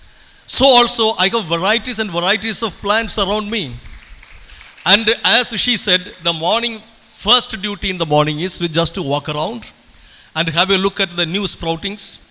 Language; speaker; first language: English; non-native, local second language; Tamil